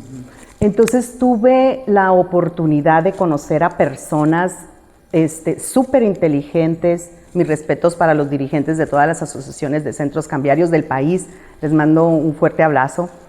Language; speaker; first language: Spanish; native; Spanish